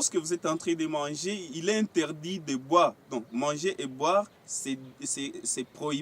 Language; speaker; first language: French; non-native, local second language; Swahili